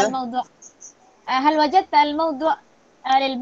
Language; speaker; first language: Arabic; non-native, fluent; Indonesian